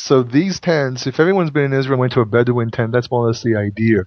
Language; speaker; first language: English; non-native, fluent; Hebrew